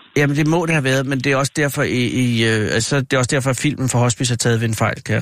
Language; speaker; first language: Danish; native; Danish